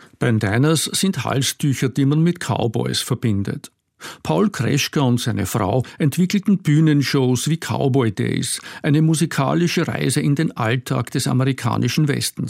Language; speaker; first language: German; native; German